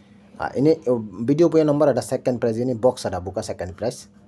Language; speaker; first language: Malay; non-native, learner; Bangla